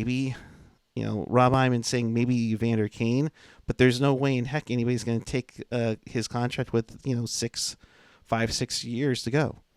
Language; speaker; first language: English; native; English